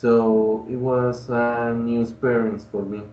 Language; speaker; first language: English; non-native, learner; Spanish